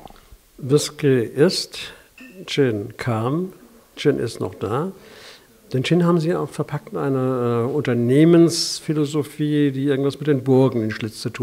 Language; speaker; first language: German; native; German